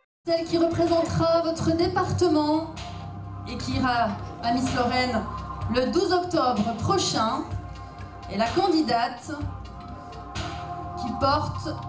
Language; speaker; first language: French; native; French